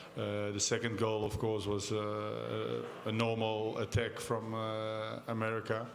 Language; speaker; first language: English; non-native, fluent; Dutch